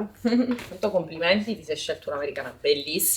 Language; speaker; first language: Italian; native; Italian